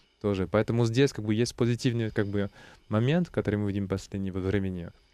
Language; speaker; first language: Russian; non-native, learner; French